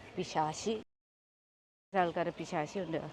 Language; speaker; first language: Malayalam; non-native, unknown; Nepali